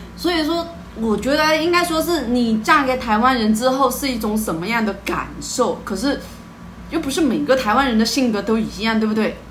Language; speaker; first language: Chinese; native; Chinese